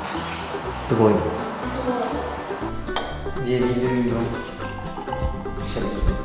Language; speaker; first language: French; non-native, fluent; Japanese